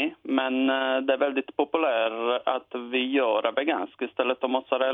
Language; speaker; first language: Swedish; non-native, learner; Italian